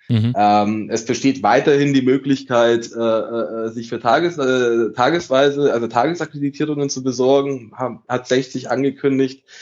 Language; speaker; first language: German; early bilingual, other home language; Italian